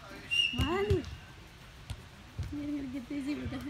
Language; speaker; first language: Spanish; early bilingual, heritage; Spanish